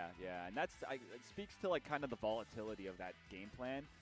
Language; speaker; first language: English; native; English